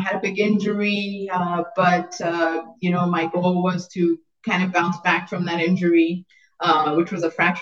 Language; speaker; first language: English; native; English